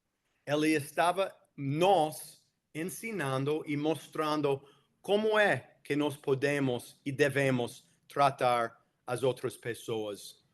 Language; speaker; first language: Portuguese; non-native, fluent; English